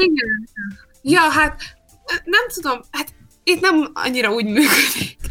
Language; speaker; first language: Hungarian; early bilingual, heritage; Hungarian